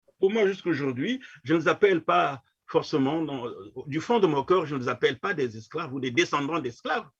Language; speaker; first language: French; non-native, local second language; Kongo